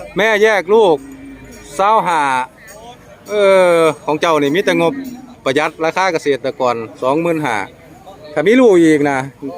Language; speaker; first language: Thai; native; Thai